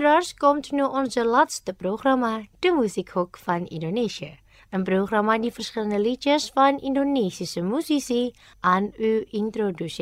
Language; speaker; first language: Dutch; non-native, fluent; Indonesian